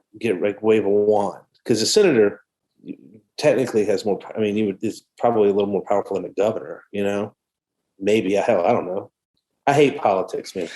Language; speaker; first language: English; native; English